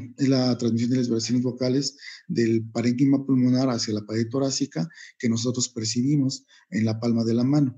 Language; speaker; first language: Spanish; native; Spanish